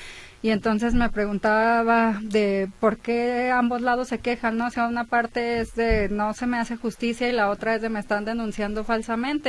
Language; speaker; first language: Spanish; native; Spanish